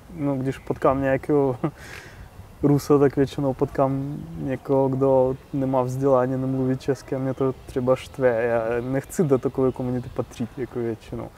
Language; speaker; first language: Czech; non-native, fluent; Russian